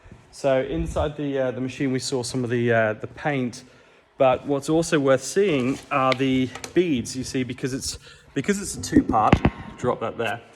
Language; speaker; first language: English; native; English